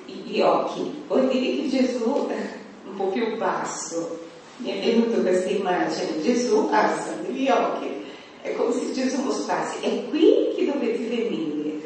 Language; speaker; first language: Italian; non-native, fluent; Portuguese